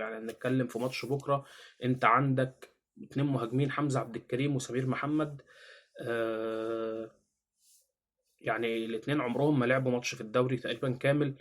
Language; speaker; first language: Arabic; native; Arabic